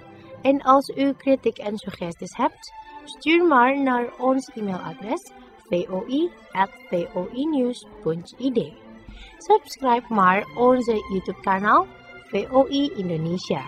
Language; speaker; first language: Dutch; non-native, learner; Indonesian